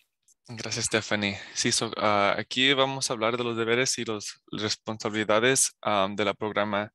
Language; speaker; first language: Spanish; early bilingual, other home language; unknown